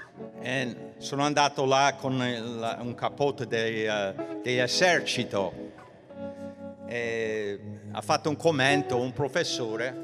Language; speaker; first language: Italian; early bilingual, heritage; English